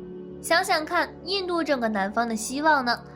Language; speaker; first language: Chinese; native; Chinese